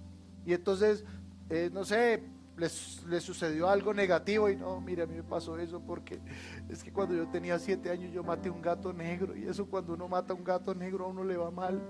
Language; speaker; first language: Spanish; native; Spanish